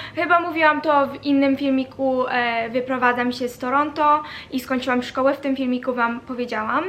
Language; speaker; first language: Polish; early bilingual, heritage; Polish